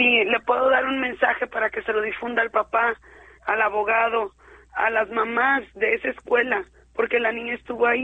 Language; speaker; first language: Spanish; native; Spanish